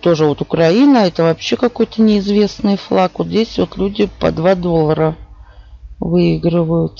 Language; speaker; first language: Russian; native; Russian